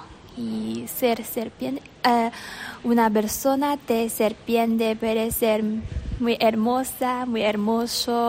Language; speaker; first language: Spanish; non-native, learner; Chinese